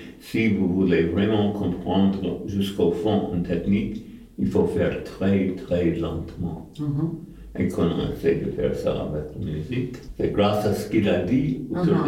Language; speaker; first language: French; non-native, fluent; English